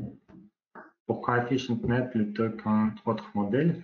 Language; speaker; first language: French; non-native, learner; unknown